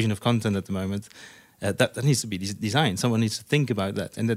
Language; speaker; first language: English; non-native, fluent; Dutch